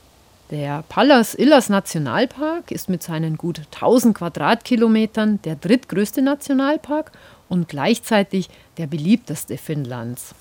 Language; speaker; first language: German; native; German